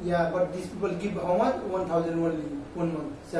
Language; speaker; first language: English; non-native, learner; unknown